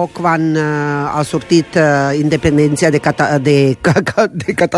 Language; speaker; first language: Catalan; non-native, fluent; Croatian